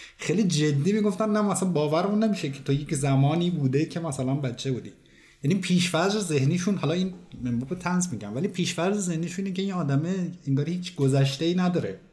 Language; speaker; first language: Persian; native; Persian